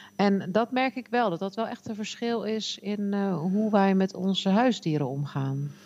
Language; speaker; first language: Dutch; native; Dutch